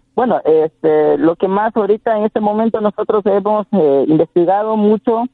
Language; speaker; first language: Spanish; non-native, local second language; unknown